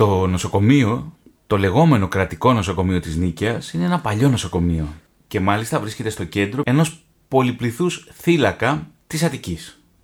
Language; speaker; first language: Greek; native; Greek